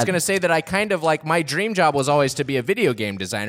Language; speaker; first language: English; native; English